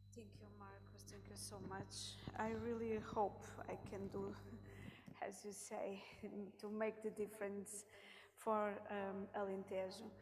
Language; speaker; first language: English; non-native, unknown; Portuguese